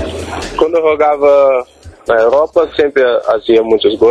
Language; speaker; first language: Spanish; non-native, learner; Portuguese